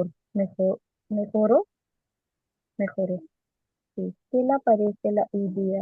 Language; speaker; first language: Spanish; non-native, learner; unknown